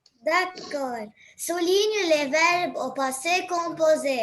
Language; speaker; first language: French; non-native, learner; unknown